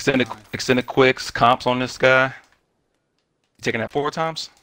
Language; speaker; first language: English; native; English